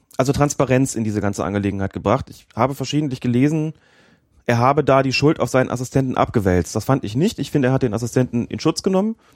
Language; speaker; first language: German; native; German